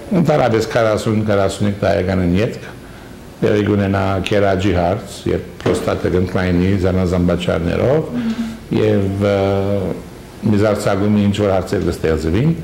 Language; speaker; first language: Armenian; early bilingual, heritage; Armenian